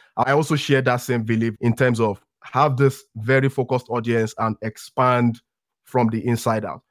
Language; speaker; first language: English; non-native, local second language; Yoruba